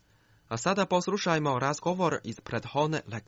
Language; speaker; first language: Croatian; non-native, fluent; Chinese